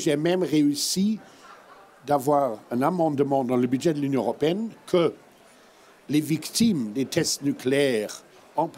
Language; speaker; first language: French; non-native, fluent; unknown